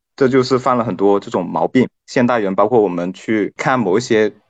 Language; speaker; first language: Chinese; non-native, local second language; Cantonese